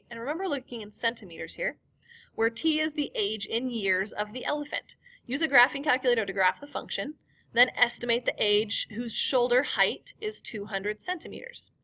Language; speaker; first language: English; native; English